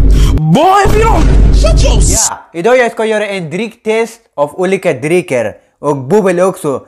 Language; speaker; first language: Swedish; non-native, local second language; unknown